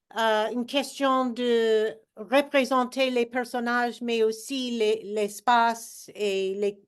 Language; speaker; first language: French; non-native, learner; English